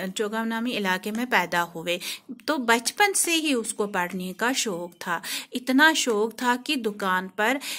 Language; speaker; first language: Urdu; non-native, local second language; Kashmiri